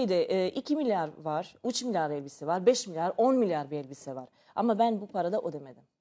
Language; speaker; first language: Turkish; non-native, learner; Serbian